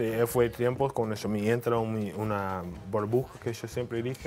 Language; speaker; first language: Spanish; non-native, learner; English